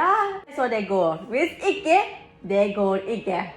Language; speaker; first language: Norwegian; non-native, learner; Thai